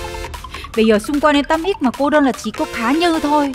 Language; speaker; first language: Vietnamese; non-native, fluent; Korean